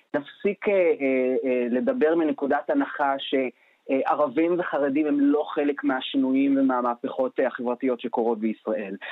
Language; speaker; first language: Hebrew; native; Hebrew